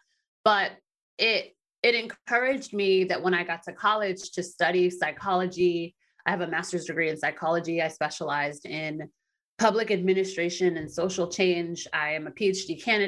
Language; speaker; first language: English; native; English